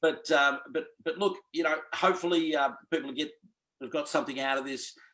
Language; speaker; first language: English; native; English